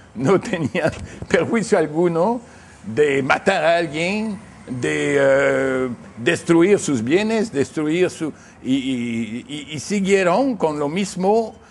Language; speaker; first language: Spanish; non-native, fluent; English